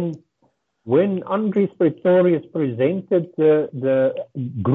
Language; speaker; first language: English; non-native, local second language; Afrikaans